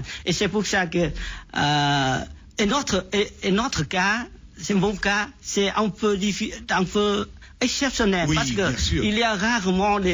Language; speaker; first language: French; non-native, fluent; Vietnamese